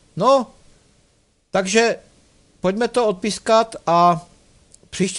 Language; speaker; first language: Czech; native; Czech